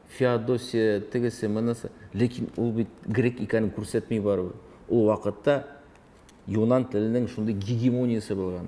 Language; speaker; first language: Tatar; non-native, local second language; Russian